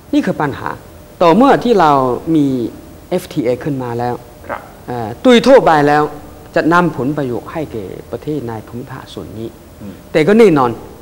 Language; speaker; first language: Thai; non-native, fluent; Chinese